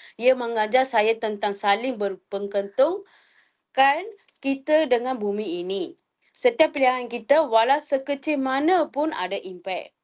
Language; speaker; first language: Malay; non-native, local second language; Tamil